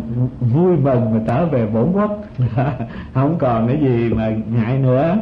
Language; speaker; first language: Vietnamese; native; Vietnamese